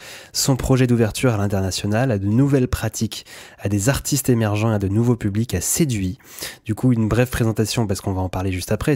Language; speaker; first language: French; native; French